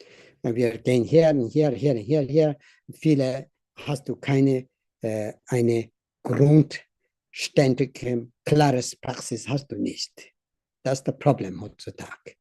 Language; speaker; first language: German; non-native, learner; Tibetan